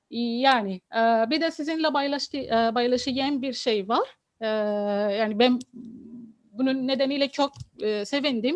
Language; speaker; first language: Turkish; non-native, fluent; Arabic